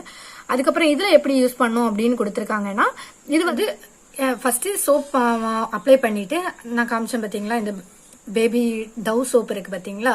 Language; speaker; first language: Tamil; native; Tamil